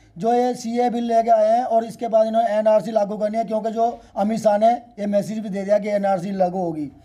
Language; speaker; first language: Hindi; non-native, local second language; Punjabi